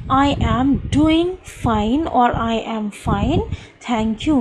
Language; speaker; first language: English; non-native, local second language; Hindi